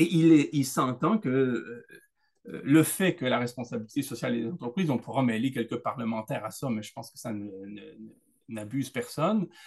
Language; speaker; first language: French; native; French